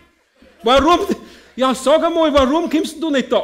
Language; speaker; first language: German; native; German